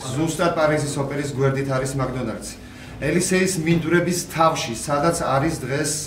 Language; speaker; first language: Georgian; native; Georgian